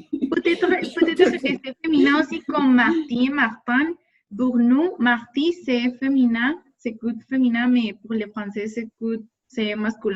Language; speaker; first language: French; non-native, learner; Spanish